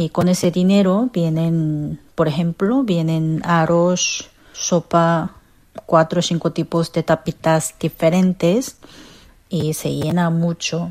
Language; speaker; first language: Spanish; non-native, fluent; Korean